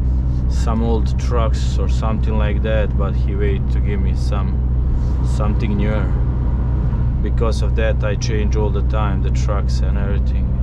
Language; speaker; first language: English; non-native, learner; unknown